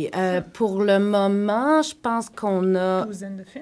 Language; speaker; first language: French; native; French